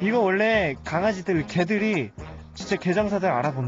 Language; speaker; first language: Korean; native; Korean